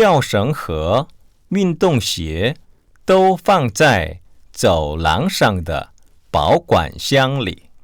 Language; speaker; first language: Chinese; non-native, fluent; Korean